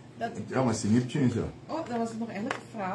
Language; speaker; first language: Dutch; native; Dutch